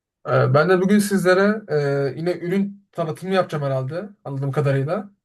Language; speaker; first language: Turkish; native; Turkish